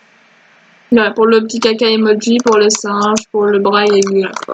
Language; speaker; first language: French; native; French